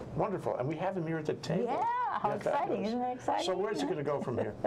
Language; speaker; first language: English; non-native, fluent; French